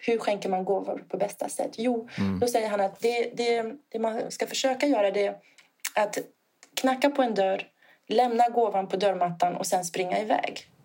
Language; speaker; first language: Swedish; non-native, fluent; Italian